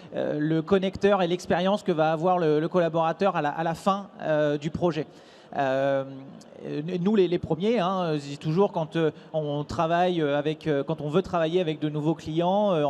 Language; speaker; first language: French; native; French